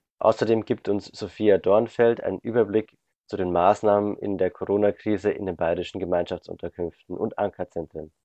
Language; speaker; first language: German; native; German